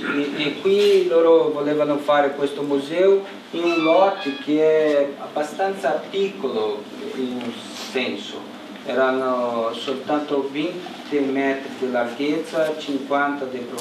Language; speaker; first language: Italian; non-native, learner; Portuguese